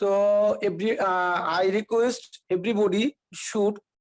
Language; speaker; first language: English; non-native, learner; Bangla